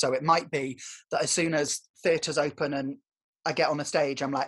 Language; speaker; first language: English; native; English